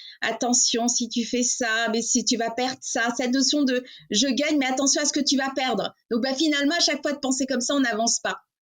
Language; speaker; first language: French; native; French